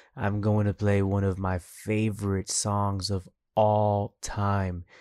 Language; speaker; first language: English; early bilingual, other home language; Spanish